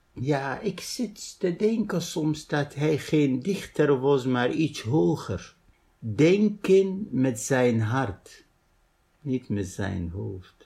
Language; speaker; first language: Dutch; non-native, fluent; Arabic